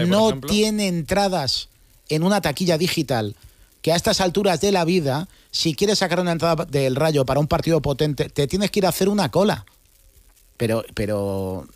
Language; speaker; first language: Spanish; native; Spanish